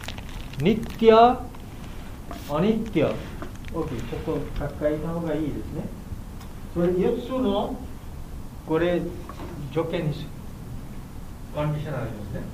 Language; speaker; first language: Japanese; non-native, learner; Bangla